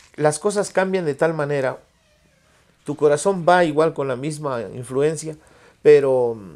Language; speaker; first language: Spanish; native; Spanish